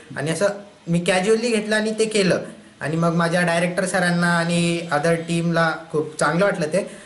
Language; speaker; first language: Marathi; non-native, local second language; Hindi